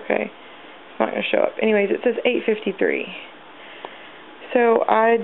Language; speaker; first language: English; native; English